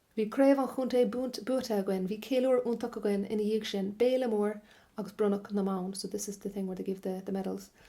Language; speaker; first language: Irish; non-native, local second language; English